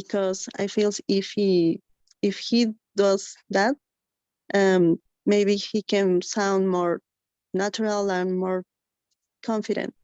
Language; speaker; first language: English; non-native, learner; Spanish